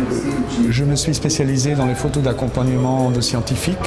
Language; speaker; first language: French; non-native, fluent; Portuguese